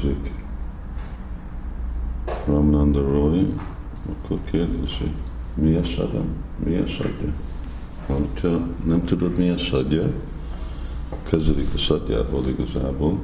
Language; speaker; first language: Hungarian; non-native, fluent; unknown